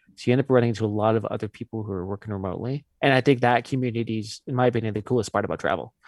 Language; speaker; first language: English; early bilingual, other home language; Hindi